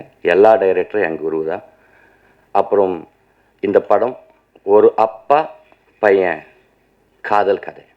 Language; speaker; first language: Tamil; non-native, learner; Telugu